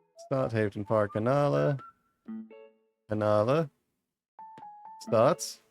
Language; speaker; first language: Dutch; non-native, learner; English